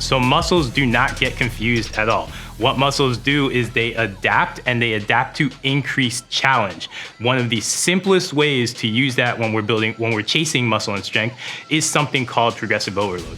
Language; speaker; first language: English; native; English